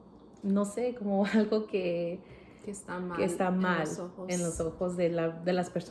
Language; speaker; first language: Spanish; early bilingual, heritage; Spanish